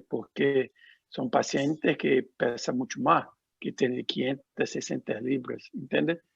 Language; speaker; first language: Spanish; non-native, learner; Portuguese